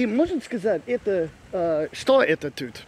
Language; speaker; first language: Russian; non-native, learner; English